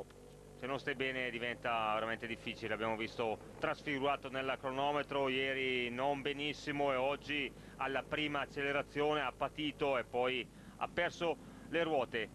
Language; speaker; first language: Italian; native; Italian